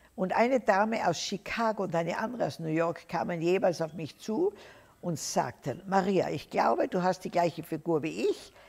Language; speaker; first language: German; native; German